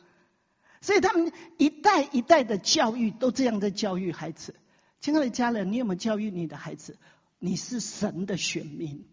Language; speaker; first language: Chinese; native; Chinese